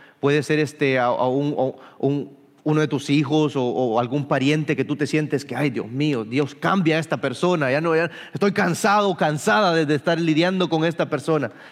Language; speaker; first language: Spanish; early bilingual, heritage; Spanish